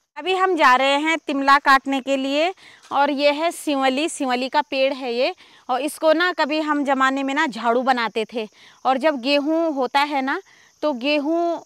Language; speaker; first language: Hindi; non-native, local second language; Garhwali